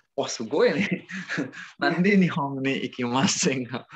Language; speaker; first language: Japanese; non-native, fluent; Indonesian